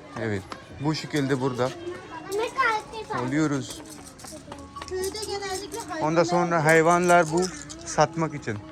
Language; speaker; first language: Turkish; non-native, learner; Punjabi